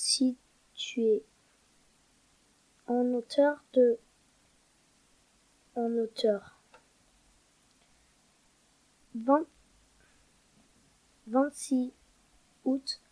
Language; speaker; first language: French; non-native, learner; German